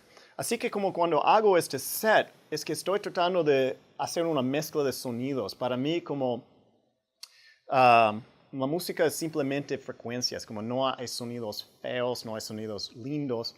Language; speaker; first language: Spanish; non-native, fluent; English